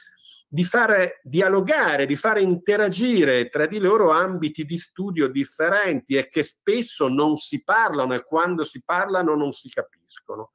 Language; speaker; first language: Italian; native; Italian